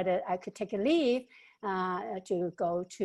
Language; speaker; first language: English; non-native, local second language; Wu Chinese